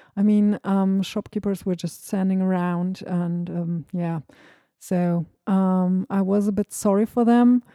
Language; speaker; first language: English; non-native, fluent; German